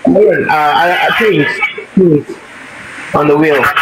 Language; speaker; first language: English; non-native, learner; Indonesian